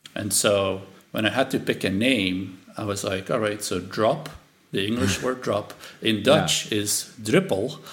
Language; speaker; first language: English; non-native, fluent; Dutch